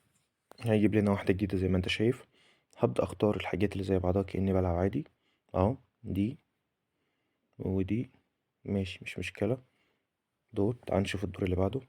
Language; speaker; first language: Arabic; native; Arabic